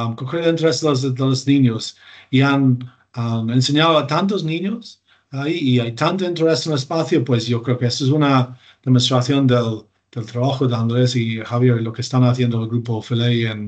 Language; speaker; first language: Spanish; non-native, fluent; English